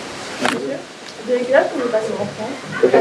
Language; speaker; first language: French; native; French